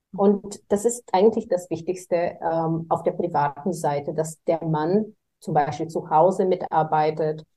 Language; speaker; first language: German; non-native, fluent; Bulgarian